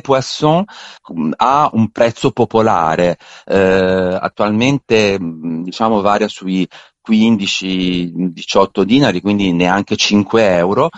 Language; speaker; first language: Italian; native; Italian